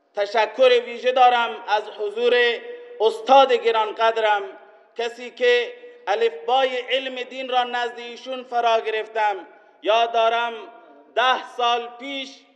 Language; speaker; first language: Persian; non-native, local second language; Baluchi